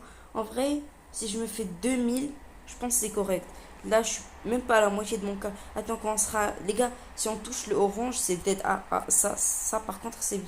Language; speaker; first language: French; native; French